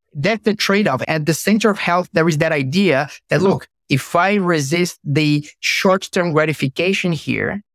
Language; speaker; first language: English; non-native, fluent; Portuguese